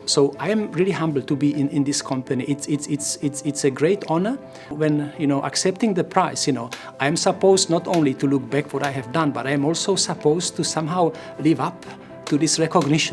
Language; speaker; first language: English; non-native, fluent; Czech